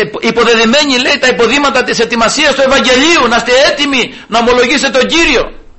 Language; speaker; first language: Greek; early bilingual, heritage; Greek